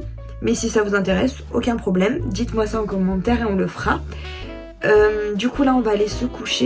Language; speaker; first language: French; native; French